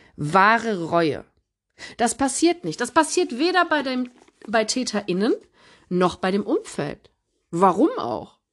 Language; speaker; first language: German; early bilingual, other home language; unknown